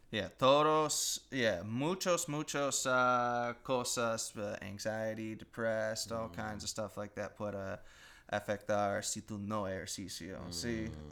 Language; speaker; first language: Spanish; non-native, learner; English